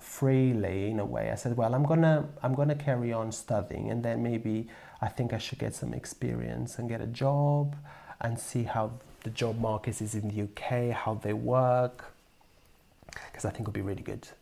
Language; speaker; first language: English; non-native, fluent; Portuguese